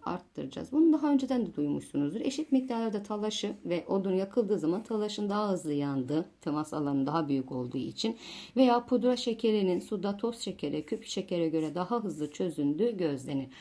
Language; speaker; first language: Turkish; native; Turkish